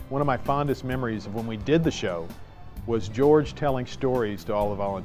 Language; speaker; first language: English; native; English